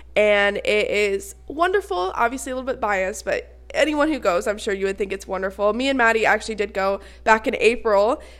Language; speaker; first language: English; native; English